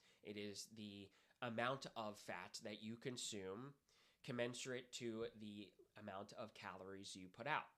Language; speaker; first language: English; native; English